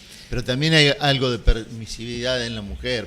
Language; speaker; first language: Spanish; native; Spanish